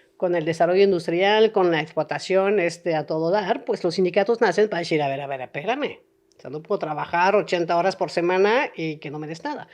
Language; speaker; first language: Spanish; non-native, fluent; French